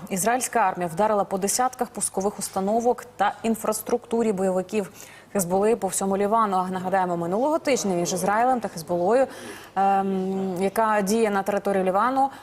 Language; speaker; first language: Ukrainian; native; Ukrainian